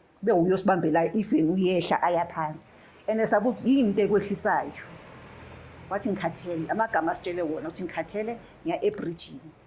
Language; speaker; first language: Zulu; native; Zulu